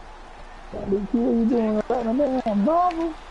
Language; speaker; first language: English; native; English